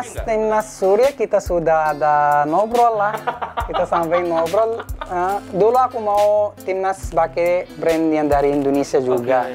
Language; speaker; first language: Indonesian; non-native, fluent; Arabic